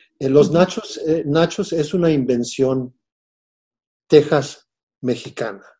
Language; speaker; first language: Spanish; early bilingual, heritage; Spanish